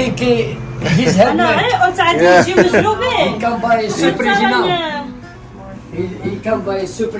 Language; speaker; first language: English; non-native, learner; Arabic